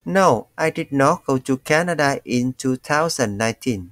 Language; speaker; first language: English; non-native, fluent; Vietnamese